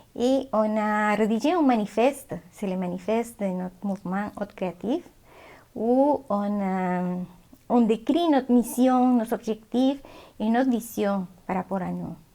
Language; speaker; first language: French; non-native, fluent; Spanish